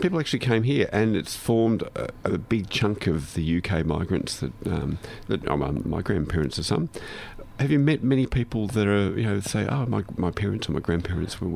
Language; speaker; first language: English; native; English